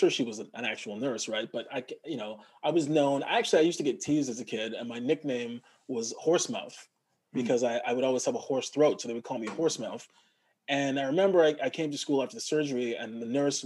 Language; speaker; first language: English; native; English